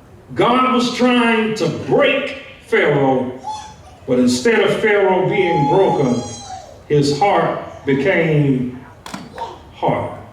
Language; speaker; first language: English; native; English